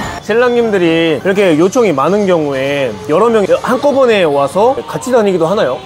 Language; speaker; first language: Korean; native; Korean